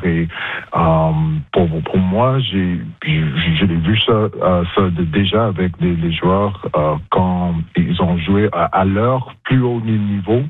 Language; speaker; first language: French; non-native, local second language; English